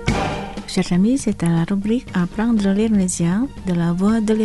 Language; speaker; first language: French; non-native, fluent; Indonesian